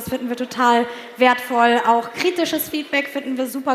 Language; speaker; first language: German; native; German